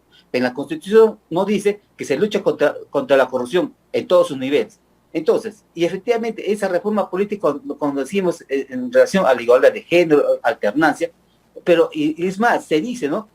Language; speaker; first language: Spanish; native; Spanish